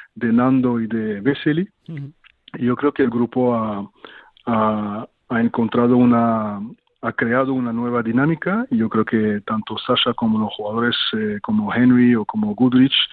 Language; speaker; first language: Spanish; non-native, fluent; French